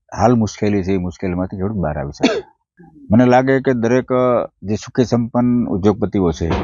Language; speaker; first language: Gujarati; native; Gujarati